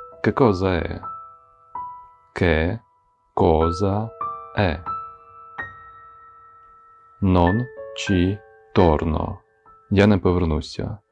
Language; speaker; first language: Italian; non-native, fluent; Ukrainian